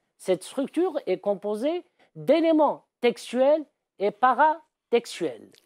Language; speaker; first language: French; non-native, local second language; Arabic